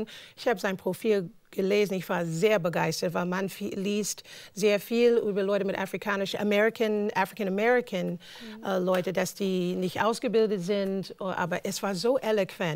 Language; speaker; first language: German; non-native, fluent; English